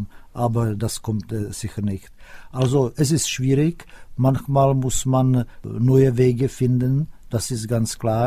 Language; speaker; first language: German; non-native, fluent; Czech